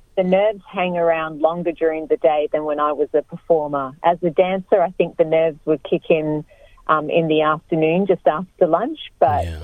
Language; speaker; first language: English; native; English